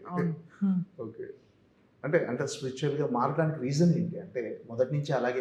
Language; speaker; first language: Telugu; native; Telugu